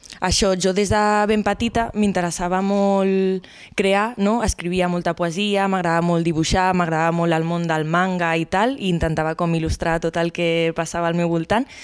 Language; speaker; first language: Catalan; non-native, local second language; Spanish